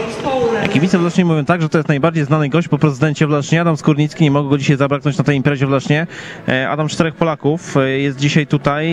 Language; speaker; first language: Polish; native; Polish